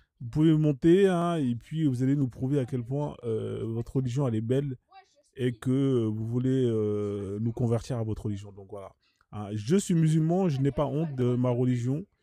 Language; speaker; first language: French; native; French